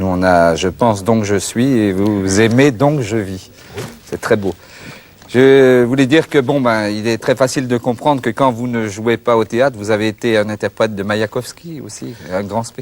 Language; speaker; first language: French; native; French